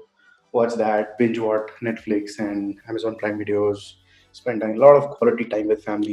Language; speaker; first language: English; non-native, local second language; Hindi